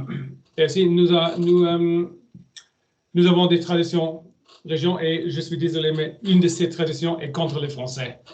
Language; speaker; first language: French; non-native, learner; German